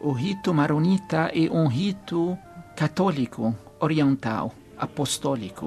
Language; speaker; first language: Portuguese; non-native, fluent; Arabic